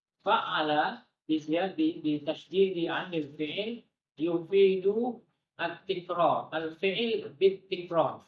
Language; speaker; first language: Arabic; non-native, fluent; Malay